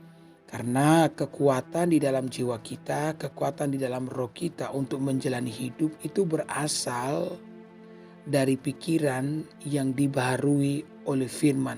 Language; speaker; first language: Indonesian; native; Indonesian